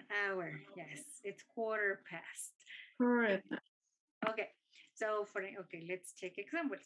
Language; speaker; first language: English; non-native, fluent; Spanish